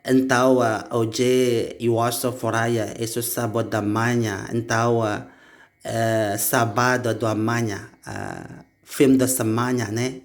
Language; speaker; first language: Portuguese; non-native, learner; Indonesian